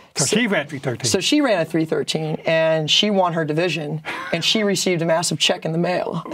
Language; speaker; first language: English; native; English